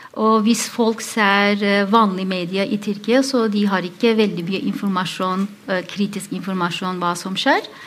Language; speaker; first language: Norwegian; non-native, fluent; Turkish